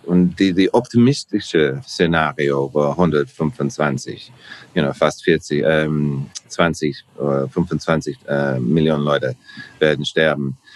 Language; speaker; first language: German; non-native, learner; English